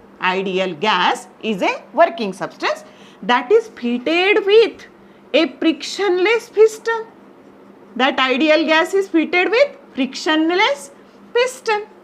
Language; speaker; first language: English; non-native, local second language; Marathi